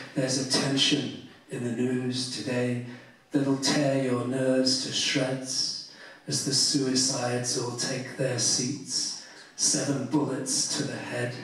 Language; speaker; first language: English; native; English